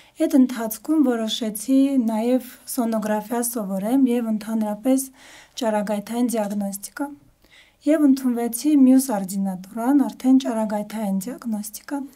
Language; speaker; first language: Armenian; early bilingual, heritage; Armenian